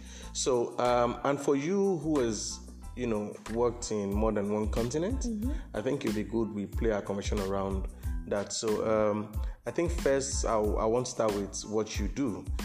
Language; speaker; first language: English; non-native, local second language; Yoruba